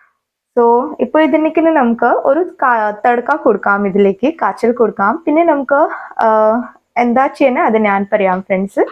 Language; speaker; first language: Malayalam; non-native, learner; Hindi